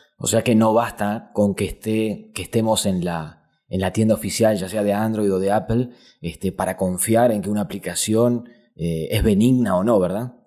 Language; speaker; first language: Spanish; native; Spanish